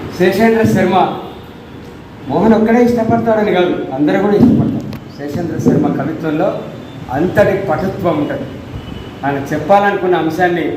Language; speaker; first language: Telugu; native; Telugu